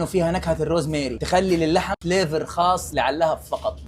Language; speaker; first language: Arabic; native; Arabic